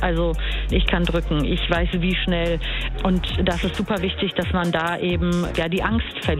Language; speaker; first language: German; native; German